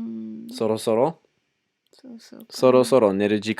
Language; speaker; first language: Japanese; non-native, fluent; English